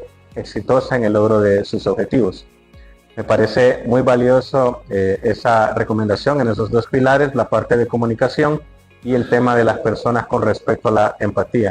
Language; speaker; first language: Spanish; native; Spanish